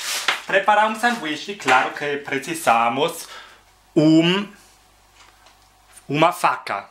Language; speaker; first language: Portuguese; non-native, fluent; German